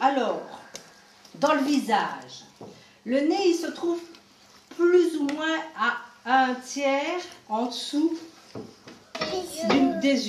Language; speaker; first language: French; native; French